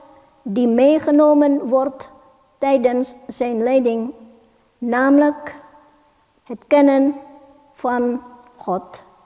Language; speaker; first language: Dutch; non-native, fluent; Indonesian